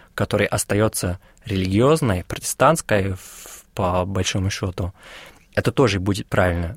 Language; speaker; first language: Russian; non-native, fluent; English